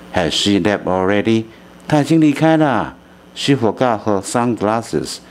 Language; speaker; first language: English; non-native, fluent; Chinese